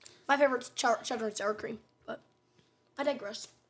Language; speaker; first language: English; native; English